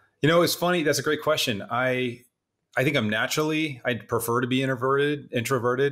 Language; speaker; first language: English; native; English